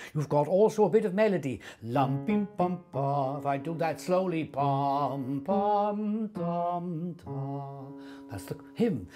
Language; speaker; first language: English; non-native, fluent; Swiss German